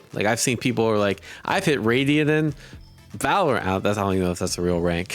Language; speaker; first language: English; native; English